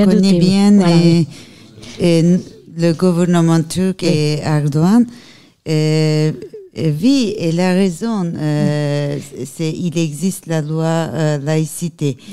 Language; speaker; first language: French; non-native, learner; Turkish